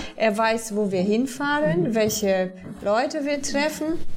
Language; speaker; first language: German; non-native, fluent; Polish